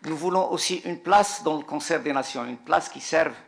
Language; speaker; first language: French; non-native, local second language; Arabic